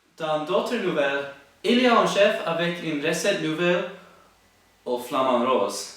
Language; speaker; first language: French; non-native, learner; English